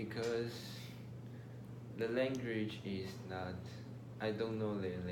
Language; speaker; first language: English; non-native, learner; Chinese